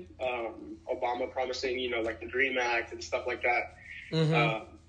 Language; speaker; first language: English; native; English